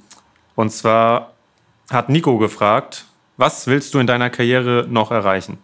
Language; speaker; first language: German; native; German